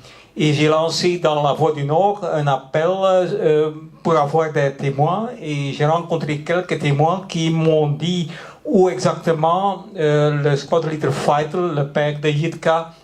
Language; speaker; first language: French; non-native, local second language; Dutch